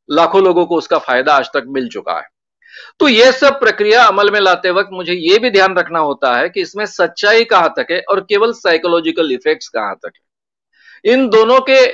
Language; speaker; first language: Hindi; non-native, local second language; Marathi